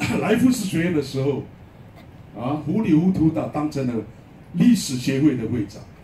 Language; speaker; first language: Chinese; native; Chinese